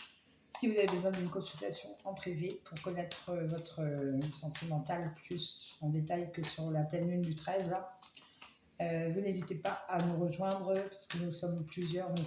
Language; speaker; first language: French; native; French